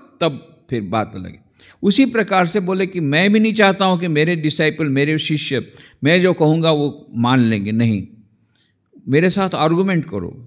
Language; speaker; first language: Hindi; non-native, local second language; Gujarati